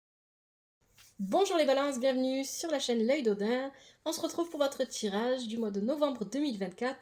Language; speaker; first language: French; native; French